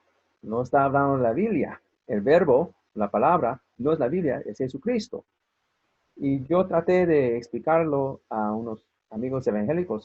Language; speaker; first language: Spanish; non-native, fluent; English